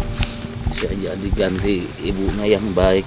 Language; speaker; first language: Indonesian; native; Indonesian